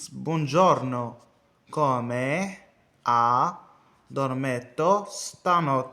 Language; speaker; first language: Italian; non-native, fluent; Arabic